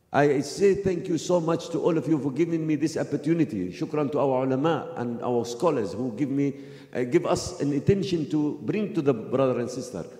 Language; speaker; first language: English; non-native, fluent; Arabic